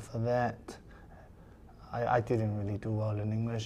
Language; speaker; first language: English; non-native, fluent; Samoan